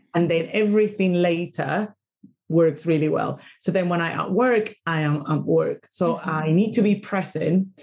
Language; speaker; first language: English; non-native, fluent; Spanish